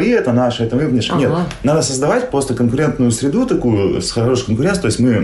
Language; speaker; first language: Russian; native; Russian